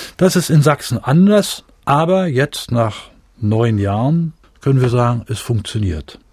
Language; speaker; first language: German; native; German